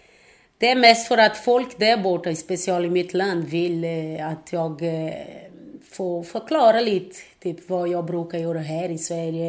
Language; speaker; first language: Swedish; non-native, fluent; Portuguese